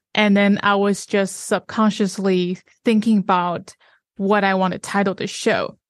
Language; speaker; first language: English; non-native, fluent; Chinese